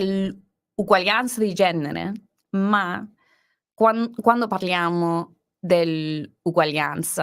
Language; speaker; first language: Italian; non-native, learner; English